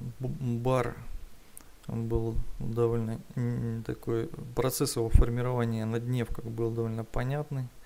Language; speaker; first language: Russian; native; Russian